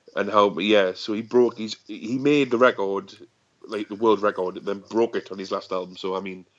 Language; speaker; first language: English; native; English